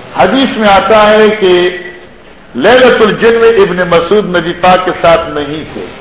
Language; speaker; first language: Urdu; non-native, local second language; Pashto